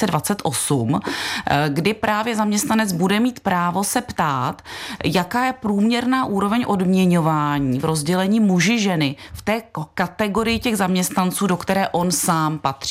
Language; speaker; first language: Czech; native; Czech